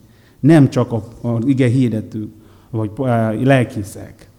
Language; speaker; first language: Hungarian; non-native, learner; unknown